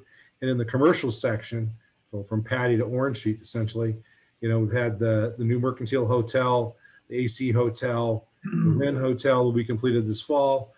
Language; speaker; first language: English; native; English